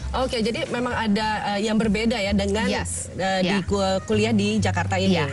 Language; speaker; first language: Indonesian; native; Indonesian